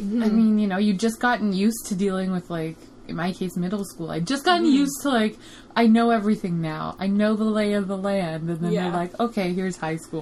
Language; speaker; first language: English; native; English